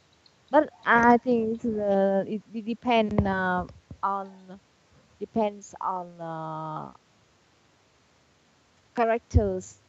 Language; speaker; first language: English; non-native, learner; Vietnamese